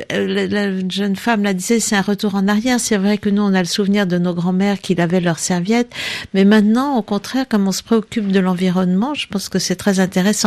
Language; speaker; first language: French; native; French